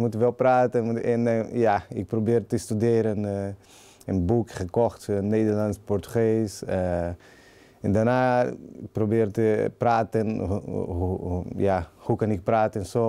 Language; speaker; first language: Dutch; non-native, learner; Portuguese